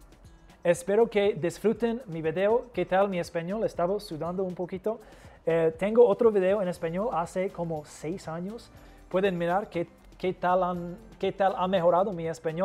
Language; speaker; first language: Spanish; non-native, fluent; English